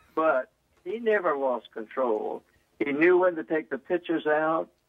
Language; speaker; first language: English; native; English